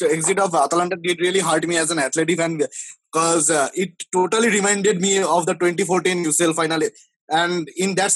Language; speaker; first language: English; non-native, local second language; Bangla